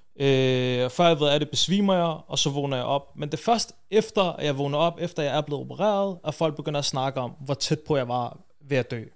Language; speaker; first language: Danish; early bilingual, other home language; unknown